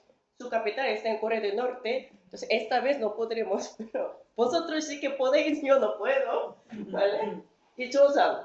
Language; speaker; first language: Spanish; non-native, fluent; Korean